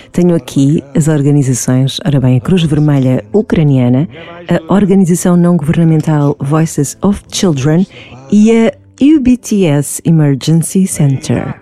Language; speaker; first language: Portuguese; native; Portuguese